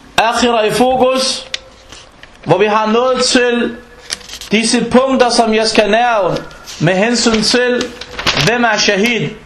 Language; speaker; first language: Danish; non-native, fluent; Arabic